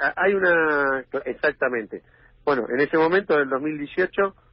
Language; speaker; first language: Spanish; native; Spanish